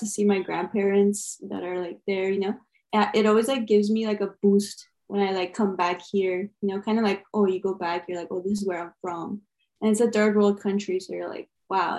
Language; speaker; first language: English; early bilingual, other home language; Armenian